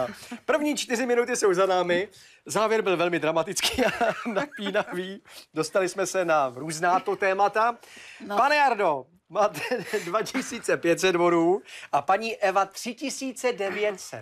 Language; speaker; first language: Czech; native; Czech